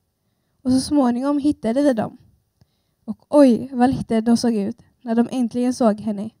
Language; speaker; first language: Swedish; early bilingual, other home language; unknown